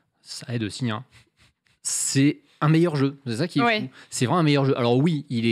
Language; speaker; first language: French; native; French